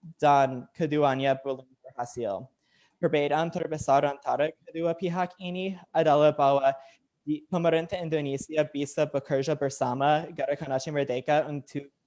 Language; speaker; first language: Indonesian; non-native, learner; English